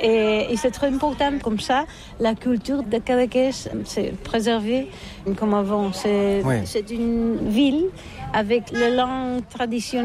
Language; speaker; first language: French; non-native, learner; Catalan